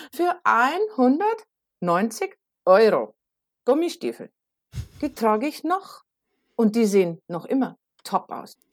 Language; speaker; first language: German; native; German